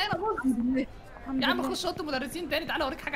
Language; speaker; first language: Arabic; native; Arabic